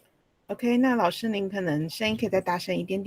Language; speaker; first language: Chinese; native; Chinese